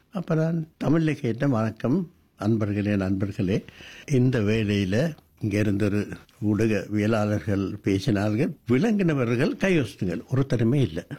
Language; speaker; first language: Tamil; non-native, local second language; Sinhala